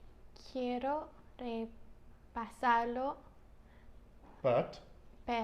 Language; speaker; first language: Spanish; non-native, learner; English